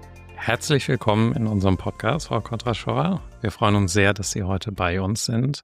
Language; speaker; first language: German; native; German